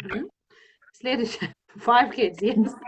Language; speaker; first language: English; non-native, fluent; Russian